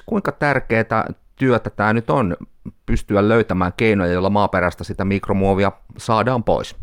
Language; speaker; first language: Finnish; native; Finnish